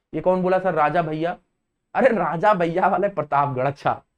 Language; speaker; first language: Hindi; native; Hindi